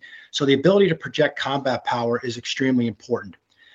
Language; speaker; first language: English; native; English